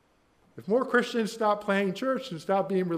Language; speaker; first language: English; native; English